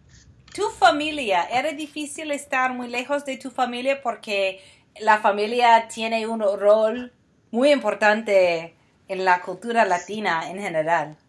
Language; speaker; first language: Spanish; non-native, fluent; English